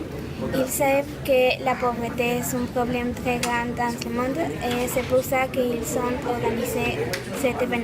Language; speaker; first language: French; non-native, learner; Spanish